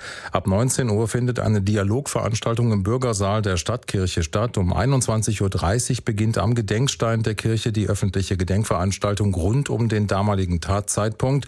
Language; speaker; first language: German; native; German